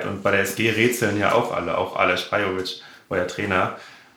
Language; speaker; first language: German; native; German